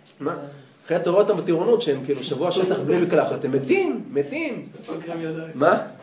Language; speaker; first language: Hebrew; native; Hebrew